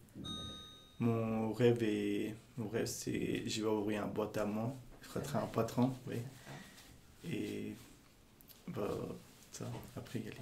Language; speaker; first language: French; non-native, learner; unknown